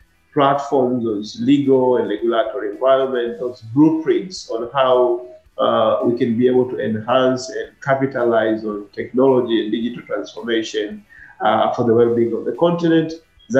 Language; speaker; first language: English; non-native, local second language; Swahili